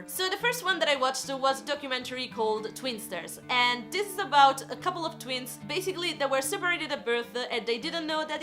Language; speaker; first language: English; non-native, fluent; Italian